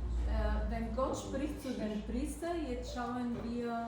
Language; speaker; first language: German; non-native, fluent; Bulgarian